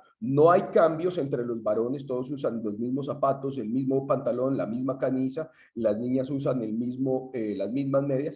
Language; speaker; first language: Spanish; native; Spanish